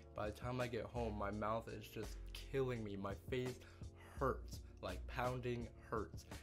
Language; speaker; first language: English; native; English